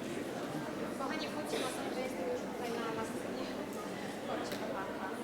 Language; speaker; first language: Polish; native; Polish